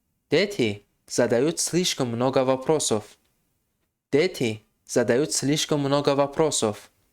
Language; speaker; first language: Russian; non-native, fluent; Tajik